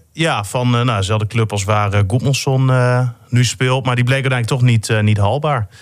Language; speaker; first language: Dutch; native; Dutch